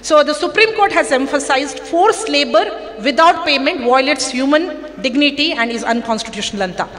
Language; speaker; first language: English; non-native, local second language; Kannada